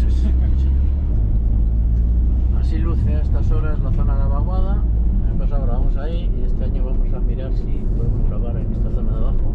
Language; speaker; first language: Spanish; native; Spanish